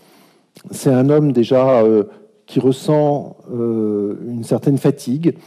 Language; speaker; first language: French; native; French